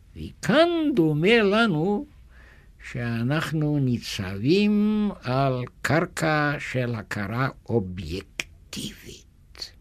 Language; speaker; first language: Hebrew; non-native, fluent; German